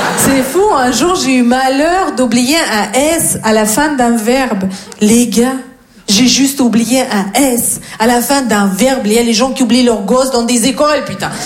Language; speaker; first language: French; non-native, fluent; Russian